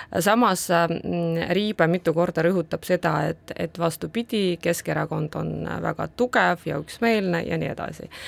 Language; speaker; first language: Estonian; non-native, local second language; Russian